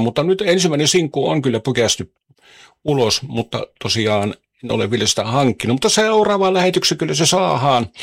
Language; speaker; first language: Finnish; native; Finnish